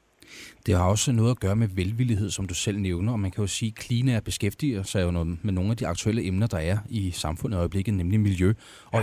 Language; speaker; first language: Danish; native; Danish